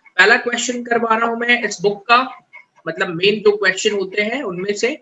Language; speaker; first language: Hindi; native; Hindi